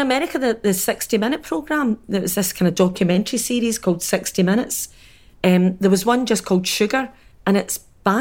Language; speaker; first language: English; native; English